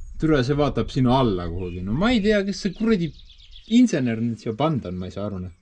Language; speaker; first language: Estonian; native; Estonian